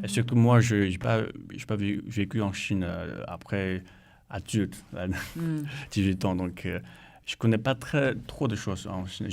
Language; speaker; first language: French; non-native, learner; Chinese